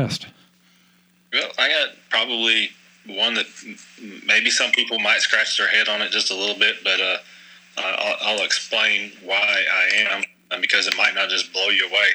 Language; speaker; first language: English; native; English